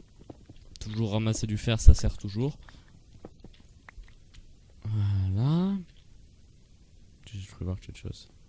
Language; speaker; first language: French; native; French